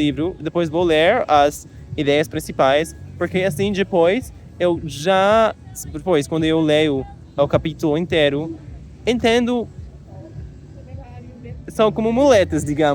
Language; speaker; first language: Portuguese; non-native, learner; English